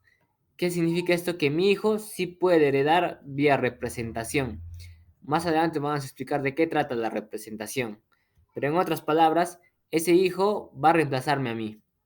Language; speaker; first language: Spanish; native; Spanish